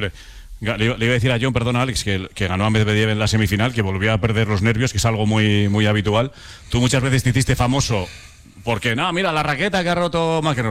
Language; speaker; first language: Spanish; native; Spanish